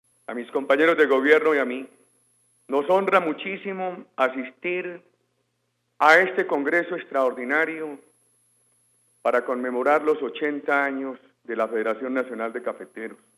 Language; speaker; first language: Spanish; native; Spanish